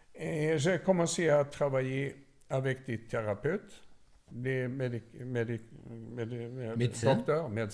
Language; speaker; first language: French; non-native, learner; Swedish